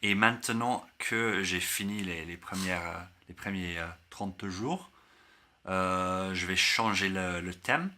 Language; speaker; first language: French; non-native, learner; English